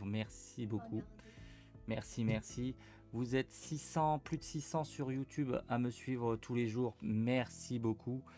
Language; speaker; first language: French; native; French